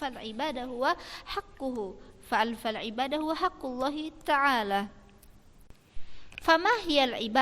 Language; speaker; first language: Arabic; non-native, fluent; Indonesian